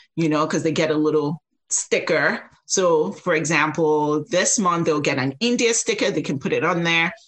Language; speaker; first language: English; non-native, local second language; Yoruba